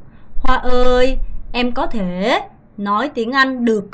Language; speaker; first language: Vietnamese; non-native, fluent; Korean